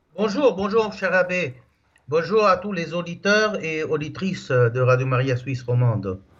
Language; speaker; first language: French; non-native, local second language; Arabic